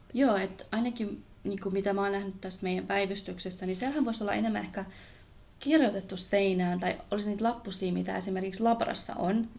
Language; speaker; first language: Finnish; early bilingual, other home language; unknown